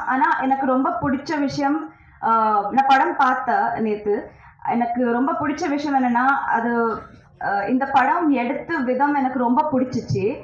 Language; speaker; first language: Tamil; non-native, learner; Telugu